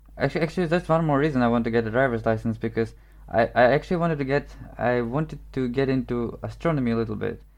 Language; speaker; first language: English; non-native, fluent; Ukrainian